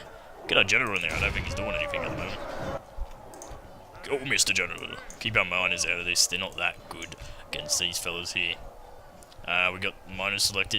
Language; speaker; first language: English; native; English